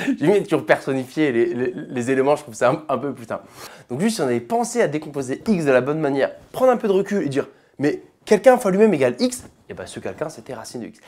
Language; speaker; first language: French; native; French